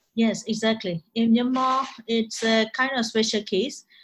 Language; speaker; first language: English; non-native, fluent; Burmese